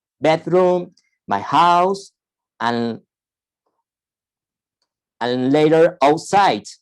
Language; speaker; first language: English; non-native, fluent; Spanish